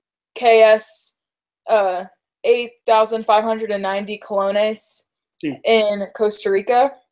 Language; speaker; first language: Spanish; non-native, learner; English